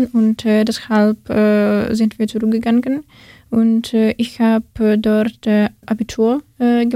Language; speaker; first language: German; non-native, learner; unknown